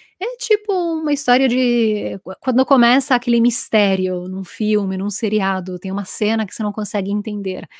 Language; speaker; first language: Portuguese; non-native, fluent; Italian